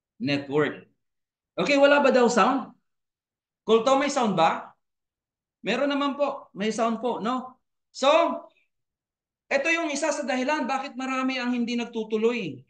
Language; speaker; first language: Filipino; non-native, local second language; Bikol